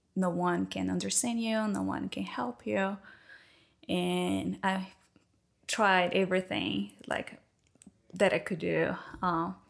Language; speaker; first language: English; non-native, fluent; Portuguese